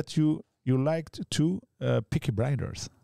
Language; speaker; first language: English; non-native, learner; French